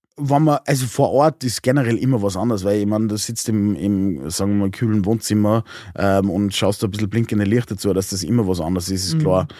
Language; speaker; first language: German; native; German